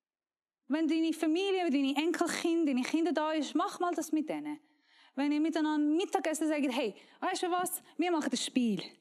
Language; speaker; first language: German; non-native, learner; Persian